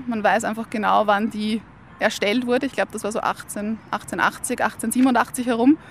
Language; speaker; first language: German; native; German